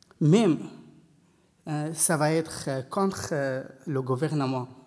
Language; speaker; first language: French; non-native, learner; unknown